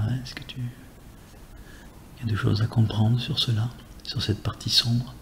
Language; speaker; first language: French; native; French